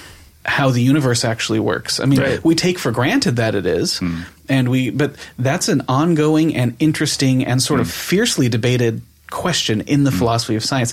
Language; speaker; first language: English; native; English